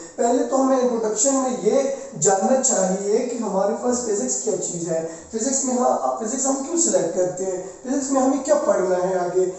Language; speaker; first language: Urdu; non-native, local second language; Pashto